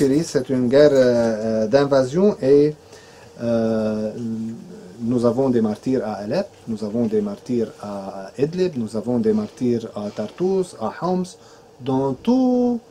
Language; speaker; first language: French; non-native, fluent; Arabic